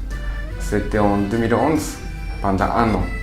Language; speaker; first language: French; non-native, learner; Japanese